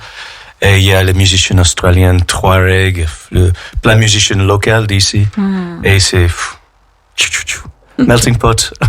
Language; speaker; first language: French; non-native, fluent; English